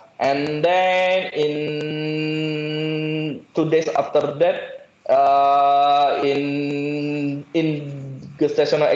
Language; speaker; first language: English; non-native, learner; Indonesian